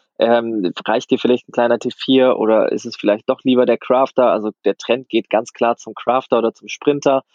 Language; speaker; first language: German; native; German